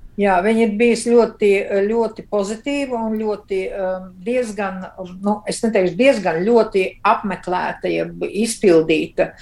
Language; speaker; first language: Latvian; early bilingual, heritage; Latvian